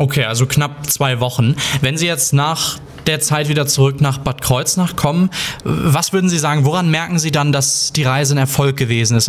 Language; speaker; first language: German; native; German